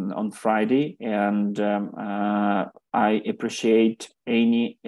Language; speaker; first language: English; non-native, fluent; Ukrainian